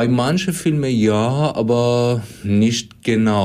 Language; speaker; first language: German; non-native, fluent; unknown